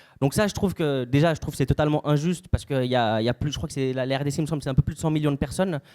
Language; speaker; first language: French; native; French